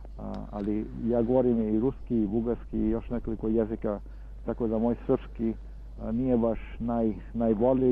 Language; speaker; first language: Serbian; early bilingual, heritage; Serbian